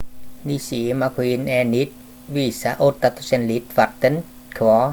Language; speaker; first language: Swedish; non-native, learner; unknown